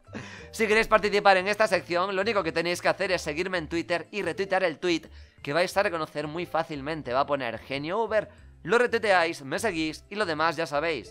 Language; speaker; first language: Spanish; native; Spanish